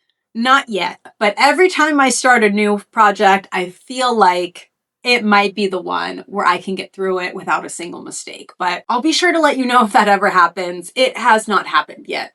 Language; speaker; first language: English; native; English